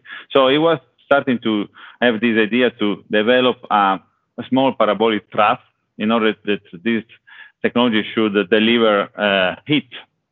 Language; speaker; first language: English; non-native, fluent; Italian